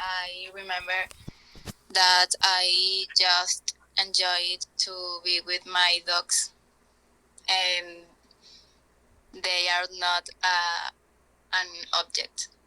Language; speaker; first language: English; non-native, learner; Spanish